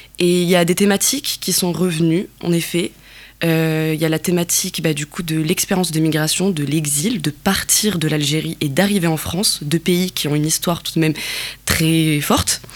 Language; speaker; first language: French; non-native, local second language; Kabyle